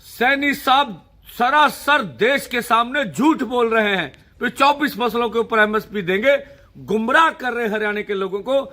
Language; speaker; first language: Hindi; non-native, local second language; Punjabi